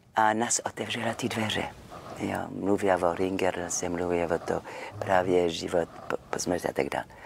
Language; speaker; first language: Czech; non-native, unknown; French